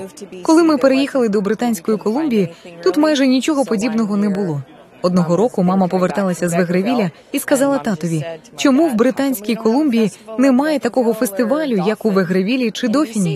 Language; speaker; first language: Ukrainian; early bilingual, heritage; Ukrainian